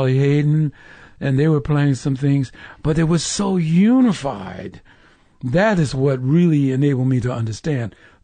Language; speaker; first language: English; native; English